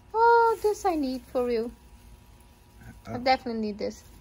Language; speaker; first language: English; non-native, learner; Portuguese